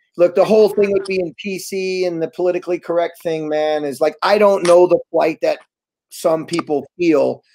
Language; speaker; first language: English; native; English